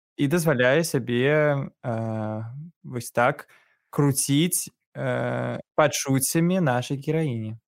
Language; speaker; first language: Belarusian; non-native, local second language; Russian